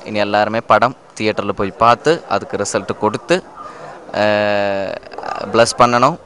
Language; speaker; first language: Tamil; non-native, learner; Malayalam